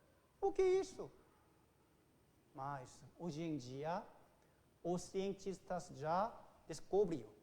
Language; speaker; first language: Portuguese; non-native, fluent; Korean